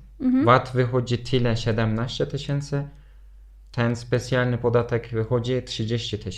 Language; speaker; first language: Polish; non-native, fluent; Turkish